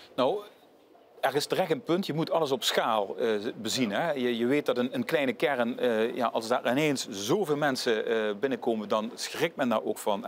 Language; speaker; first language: Dutch; native; Dutch